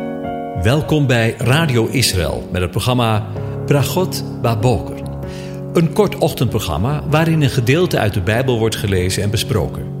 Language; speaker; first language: Dutch; native; Dutch